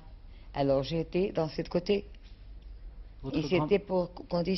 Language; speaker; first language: French; non-native, fluent; Portuguese